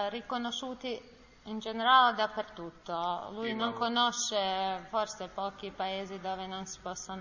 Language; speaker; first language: Italian; non-native, learner; Bosnian